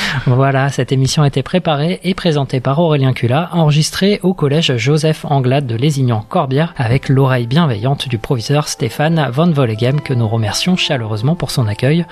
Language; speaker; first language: French; native; French